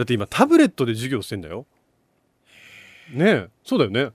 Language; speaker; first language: Japanese; native; Japanese